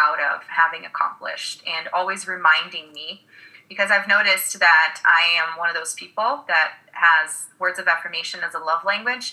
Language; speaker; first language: English; non-native, fluent; Portuguese